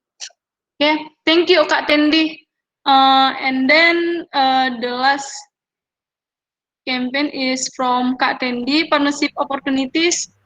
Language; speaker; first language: English; non-native, learner; Indonesian